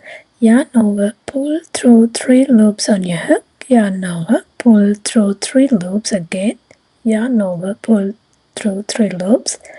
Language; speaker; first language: English; non-native, fluent; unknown